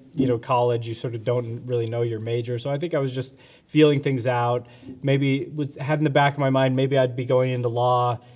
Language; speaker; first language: English; native; English